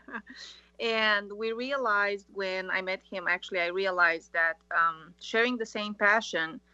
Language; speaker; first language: English; early bilingual, other home language; Romanian